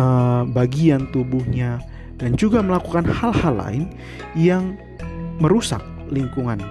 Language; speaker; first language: Indonesian; native; Indonesian